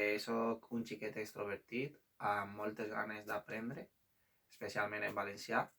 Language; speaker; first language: Catalan; non-native, local second language; Spanish